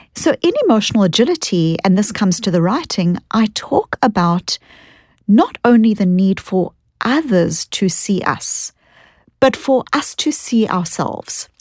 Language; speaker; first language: English; native; English